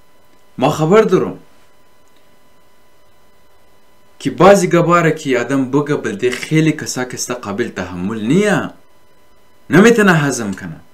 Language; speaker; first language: Persian; native; Persian